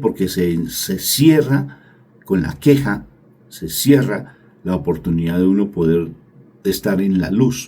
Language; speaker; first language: Spanish; native; Spanish